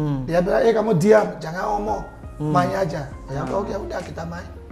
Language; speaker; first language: Indonesian; non-native, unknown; English